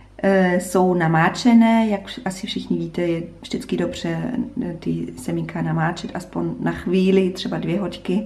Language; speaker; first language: Czech; non-native, fluent; German